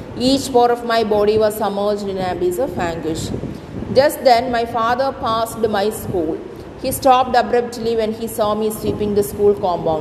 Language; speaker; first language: English; non-native, local second language; Malayalam